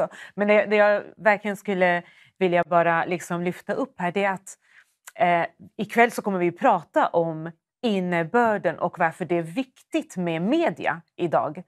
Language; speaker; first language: Swedish; native; Swedish